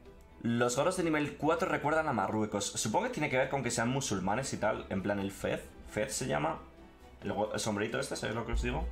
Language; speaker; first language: Spanish; native; Spanish